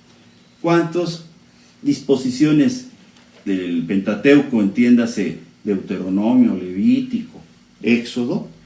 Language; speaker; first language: Spanish; native; Spanish